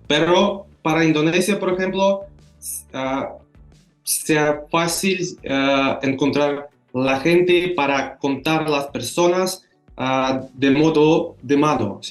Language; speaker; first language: Spanish; non-native, fluent; Russian